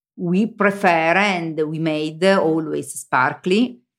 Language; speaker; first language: English; non-native, learner; Italian